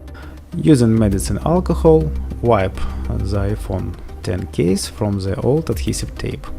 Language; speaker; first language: English; non-native, fluent; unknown